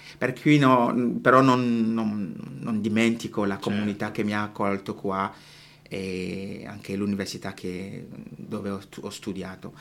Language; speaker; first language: Italian; non-native, fluent; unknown